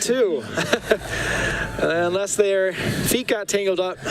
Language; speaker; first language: English; native; English